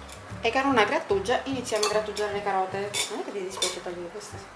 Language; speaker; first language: Italian; native; Italian